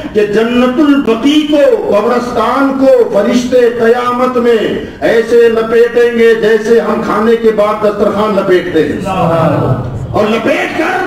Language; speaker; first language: Hindi; non-native, local second language; Urdu